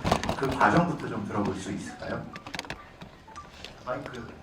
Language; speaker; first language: Korean; native; Korean